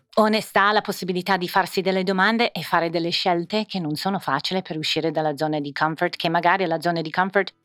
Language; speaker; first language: Italian; non-native, fluent; English